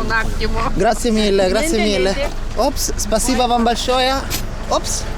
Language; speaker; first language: Russian; non-native, fluent; Italian